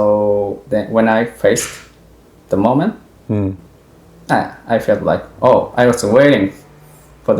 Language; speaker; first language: English; non-native, fluent; Japanese